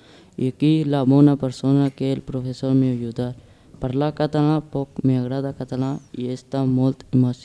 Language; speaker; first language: Catalan; non-native, learner; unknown